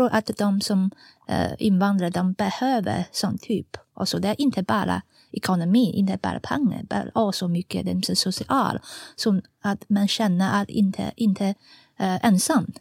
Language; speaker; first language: Swedish; non-native, fluent; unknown